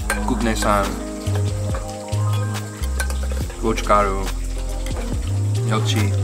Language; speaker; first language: Korean; non-native, learner; English